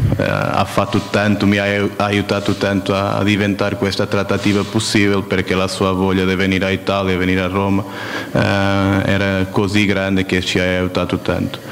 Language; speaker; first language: Italian; non-native, fluent; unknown